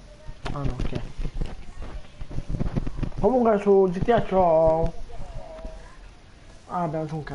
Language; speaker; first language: Italian; native; Italian